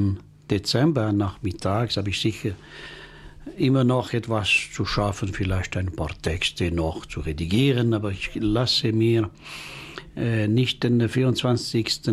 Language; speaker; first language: German; non-native, local second language; French